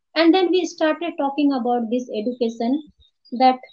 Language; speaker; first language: English; non-native, local second language; Hindi